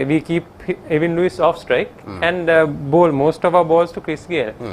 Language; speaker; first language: English; non-native, local second language; Sinhala